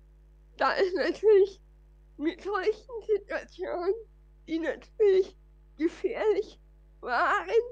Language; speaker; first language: German; non-native, fluent; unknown